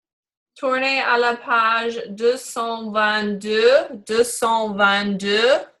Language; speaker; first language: French; non-native, learner; English